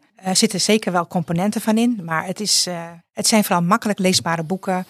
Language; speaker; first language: Dutch; native; Dutch